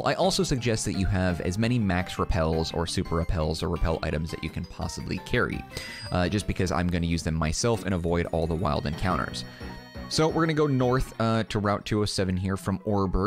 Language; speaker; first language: English; native; English